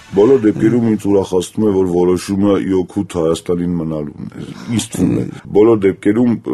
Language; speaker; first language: Armenian; native; Armenian